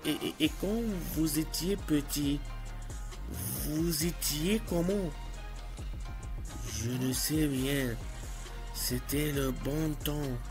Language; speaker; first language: French; non-native, fluent; Arabic